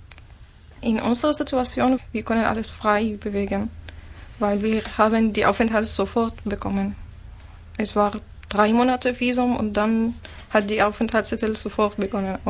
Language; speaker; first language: German; non-native, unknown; Arabic